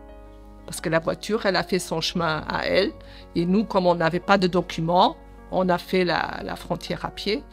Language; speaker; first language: French; early bilingual, other home language; Portuguese